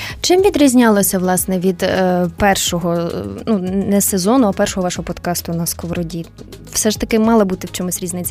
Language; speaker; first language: Ukrainian; native; Ukrainian